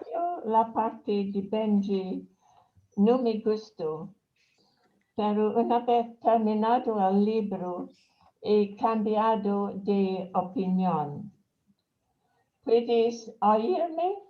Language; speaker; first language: Spanish; non-native, fluent; English